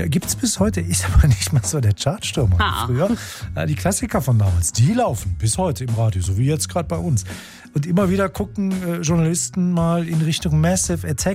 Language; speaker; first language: German; native; German